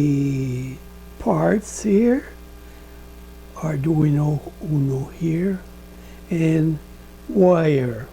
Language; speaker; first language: English; non-native, learner; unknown